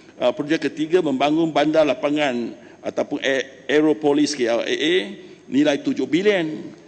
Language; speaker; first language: Malay; non-native, local second language; Chinese